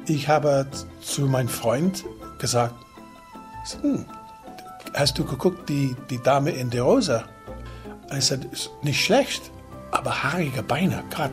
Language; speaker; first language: German; non-native, learner; English